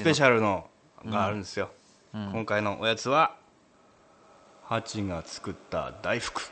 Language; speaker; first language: Japanese; native; Japanese